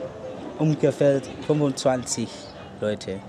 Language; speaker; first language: German; non-native, learner; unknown